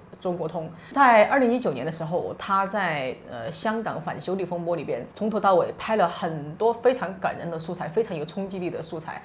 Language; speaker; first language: Chinese; native; Chinese